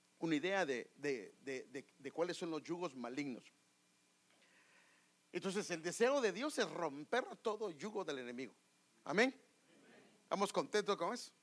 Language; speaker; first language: Spanish; native; Spanish